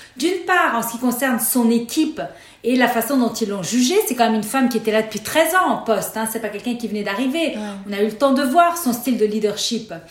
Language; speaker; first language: French; non-native, local second language; Arabic